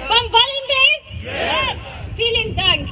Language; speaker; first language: German; non-native, fluent; Arabic